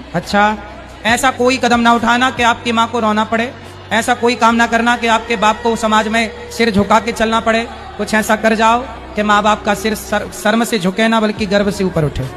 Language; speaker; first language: Hindi; native; Hindi